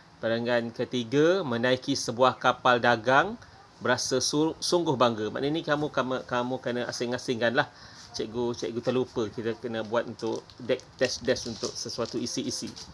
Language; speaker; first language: Malay; native; Malay